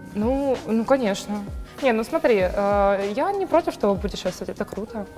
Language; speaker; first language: Russian; native; Russian